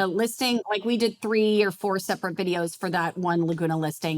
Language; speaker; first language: English; native; English